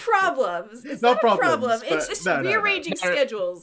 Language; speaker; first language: English; native; English